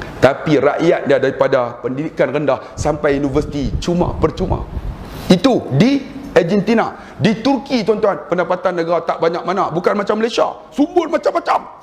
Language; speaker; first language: Malay; native; Malay